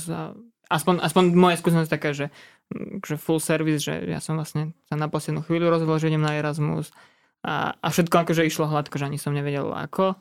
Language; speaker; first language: Slovak; native; Slovak